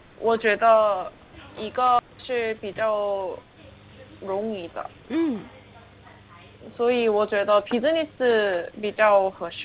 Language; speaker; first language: Chinese; non-native, learner; Korean